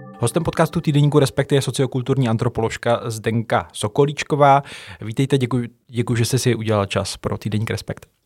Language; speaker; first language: Czech; native; Czech